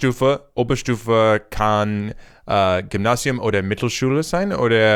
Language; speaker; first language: German; non-native, learner; English